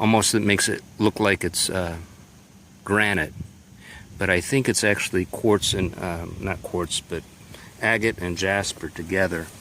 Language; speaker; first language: English; native; English